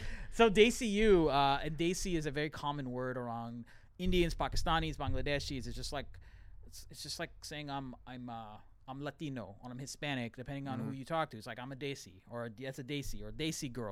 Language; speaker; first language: English; native; English